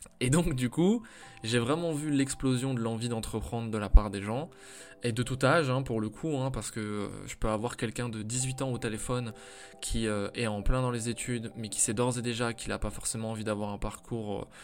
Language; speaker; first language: French; native; French